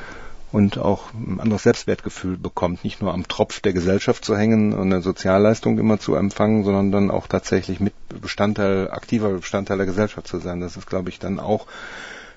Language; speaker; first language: German; native; German